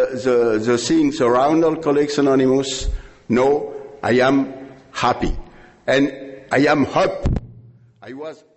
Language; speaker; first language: English; non-native, learner; French